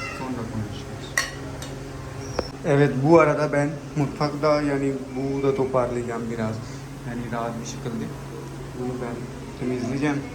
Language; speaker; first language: Turkish; non-native, learner; Urdu